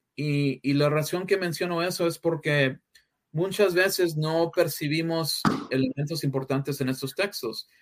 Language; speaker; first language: Spanish; early bilingual, heritage; English